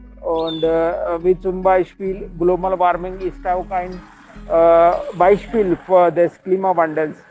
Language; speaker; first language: German; non-native, learner; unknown